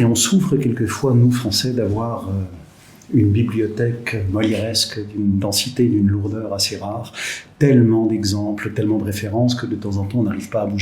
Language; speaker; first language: French; native; French